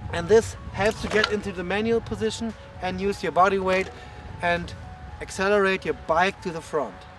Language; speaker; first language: English; non-native, fluent; German